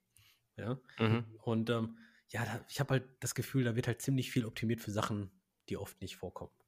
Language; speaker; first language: German; native; German